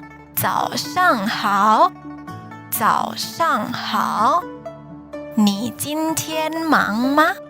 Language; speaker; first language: Chinese; non-native, fluent; Indonesian